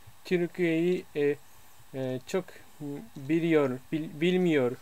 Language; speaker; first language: Turkish; non-native, learner; Japanese